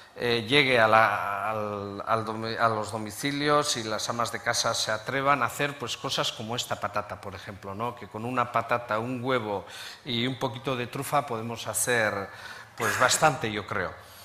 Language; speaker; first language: Spanish; native; Spanish